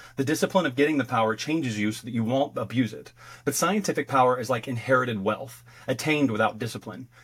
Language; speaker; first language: English; native; English